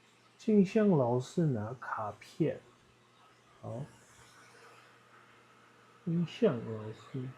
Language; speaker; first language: Chinese; non-native, learner; Dutch